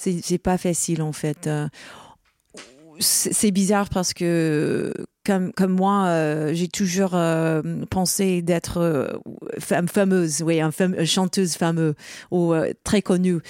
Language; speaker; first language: French; non-native, learner; English